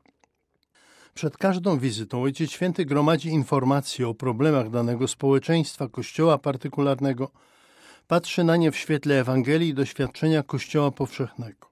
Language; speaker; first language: Polish; native; Polish